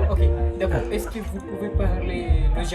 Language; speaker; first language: French; non-native, learner; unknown